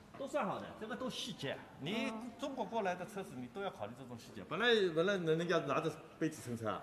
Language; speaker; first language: Chinese; native; Chinese